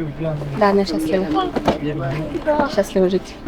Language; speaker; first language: Russian; non-native, local second language; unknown